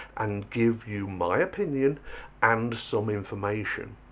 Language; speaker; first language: English; native; English